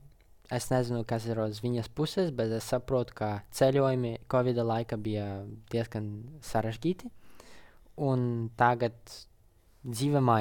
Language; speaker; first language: Latvian; non-native, local second language; Russian